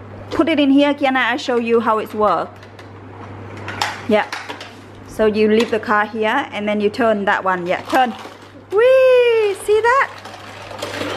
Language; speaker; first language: English; non-native, fluent; Vietnamese